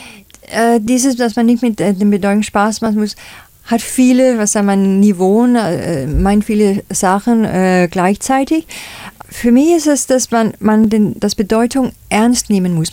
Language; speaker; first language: German; non-native, fluent; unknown